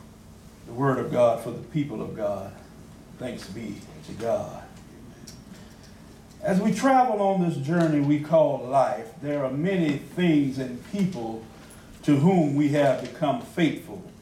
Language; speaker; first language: English; native; English